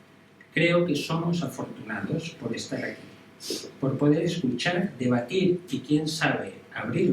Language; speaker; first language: Spanish; native; Spanish